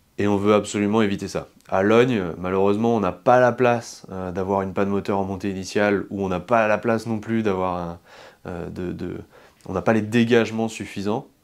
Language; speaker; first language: French; native; French